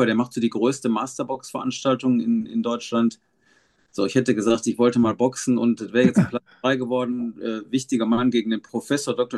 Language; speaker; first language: German; native; German